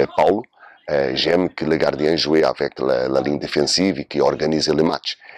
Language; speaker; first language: French; non-native, learner; Portuguese